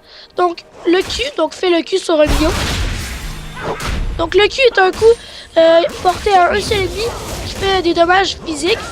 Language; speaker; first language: French; native; French